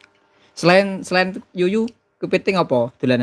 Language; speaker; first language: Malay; non-native, local second language; Javanese